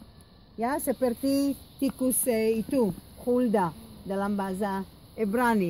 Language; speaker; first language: Indonesian; non-native, fluent; Hebrew